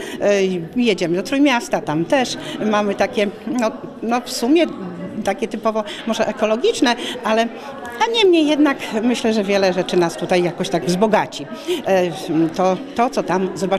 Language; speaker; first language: Polish; native; Polish